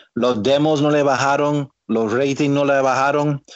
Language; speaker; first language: Spanish; native; Spanish